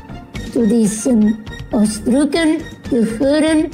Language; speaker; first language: German; non-native, fluent; Indonesian